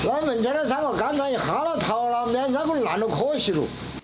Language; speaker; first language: Chinese; native; Chinese